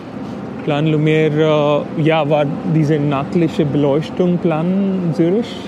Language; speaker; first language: German; non-native, fluent; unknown